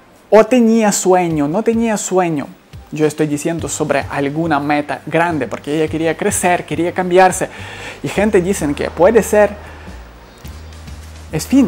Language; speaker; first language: Spanish; non-native, fluent; Ukrainian